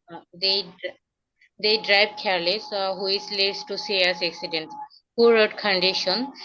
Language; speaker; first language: English; non-native, local second language; Bangla